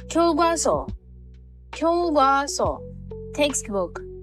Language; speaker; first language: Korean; non-native, learner; Hindi